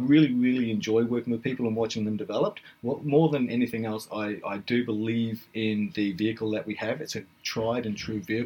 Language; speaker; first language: English; native; English